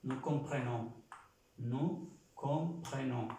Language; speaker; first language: French; non-native, fluent; Spanish